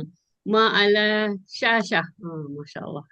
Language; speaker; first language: Arabic; non-native, learner; Malay